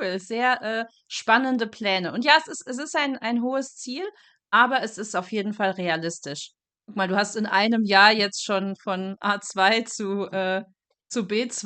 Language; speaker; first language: German; non-native, fluent; English